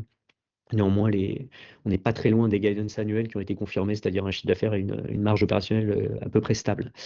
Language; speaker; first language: French; native; French